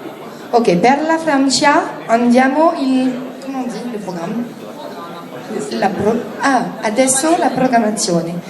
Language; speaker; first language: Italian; non-native, learner; French